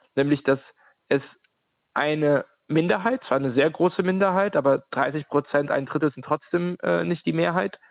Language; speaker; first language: German; non-native, fluent; Ukrainian